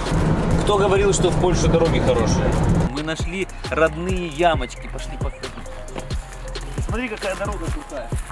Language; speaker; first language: Russian; native; Russian